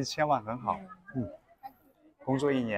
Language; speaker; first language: Chinese; native; Chinese